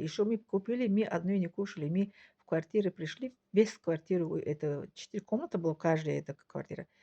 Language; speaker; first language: Russian; non-native, local second language; Tajik